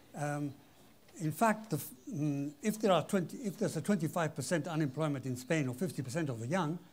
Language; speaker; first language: English; non-native, fluent; Spanish